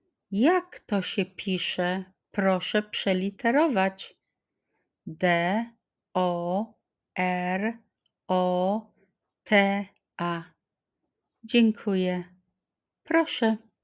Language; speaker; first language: Polish; native; Polish